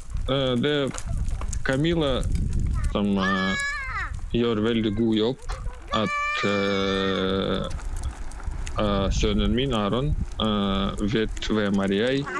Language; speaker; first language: Norwegian; non-native, learner; Russian